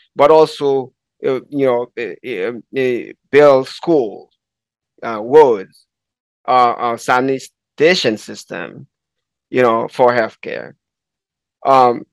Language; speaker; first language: English; non-native, fluent; Haitian Creole